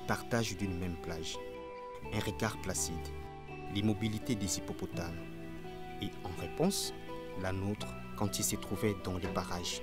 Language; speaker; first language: French; non-native, local second language; Lingala